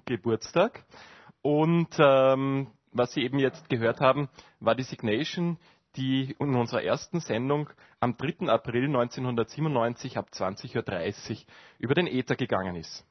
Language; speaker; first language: German; native; German